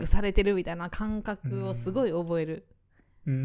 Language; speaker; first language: Japanese; native; Japanese